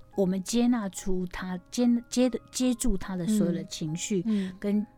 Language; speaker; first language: Chinese; native; Chinese